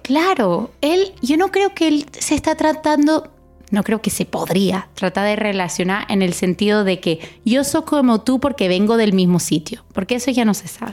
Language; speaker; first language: Spanish; early bilingual, heritage; Spanish